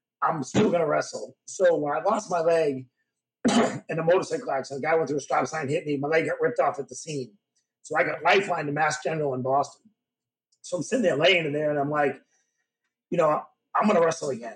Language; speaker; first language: English; native; English